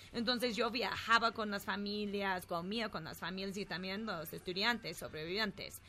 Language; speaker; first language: Spanish; non-native, fluent; English